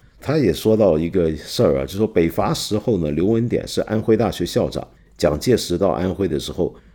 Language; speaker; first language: Chinese; non-native, local second language; Cantonese